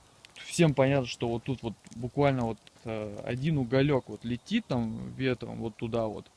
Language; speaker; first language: Russian; native; Russian